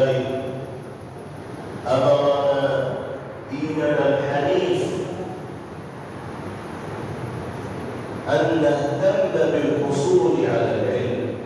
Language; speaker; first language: Arabic; non-native, fluent; Urdu